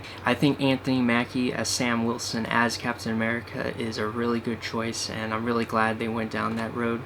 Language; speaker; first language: English; native; English